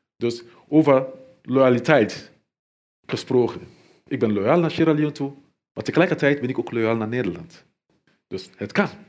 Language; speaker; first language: Dutch; non-native, fluent; Mandingo